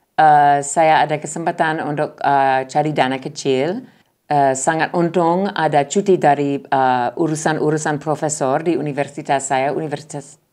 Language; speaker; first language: Indonesian; non-native, fluent; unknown